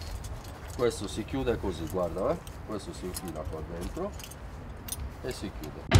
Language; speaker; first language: Italian; native; Italian